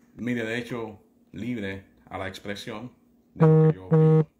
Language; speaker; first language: Spanish; native; Spanish